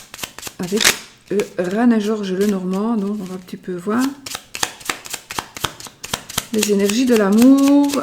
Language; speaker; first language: French; native; French